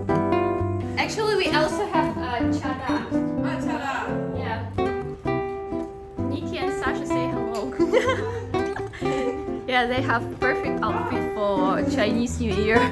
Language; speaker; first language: English; non-native, learner; Russian